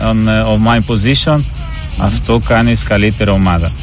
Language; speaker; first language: Greek; non-native, learner; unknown